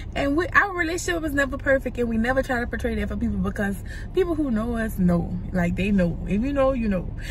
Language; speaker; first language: English; native; English